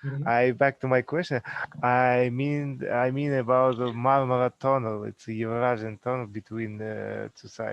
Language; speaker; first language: English; non-native, learner; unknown